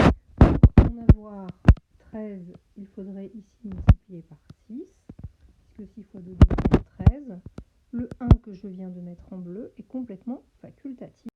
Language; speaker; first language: French; native; French